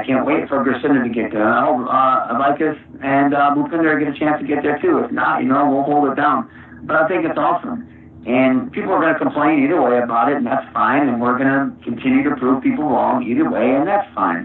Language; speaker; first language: English; native; English